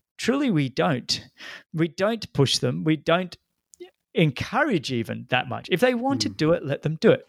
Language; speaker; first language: English; native; English